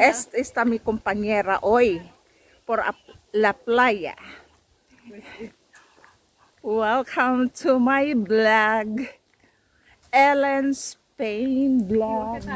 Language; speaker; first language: Spanish; non-native, learner; Filipino